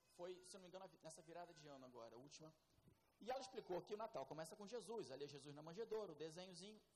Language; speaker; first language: Portuguese; native; Portuguese